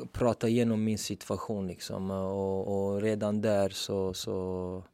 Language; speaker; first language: Swedish; early bilingual, other home language; Turkish